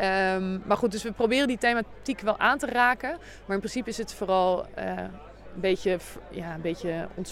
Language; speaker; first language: Dutch; native; Dutch